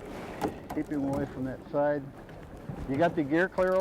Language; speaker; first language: English; native; English